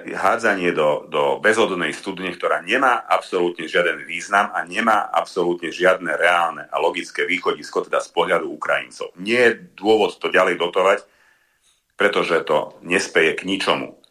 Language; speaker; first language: Slovak; non-native, local second language; Hungarian